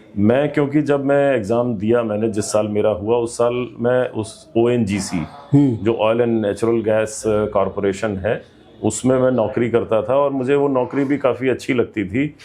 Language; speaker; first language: Hindi; native; Hindi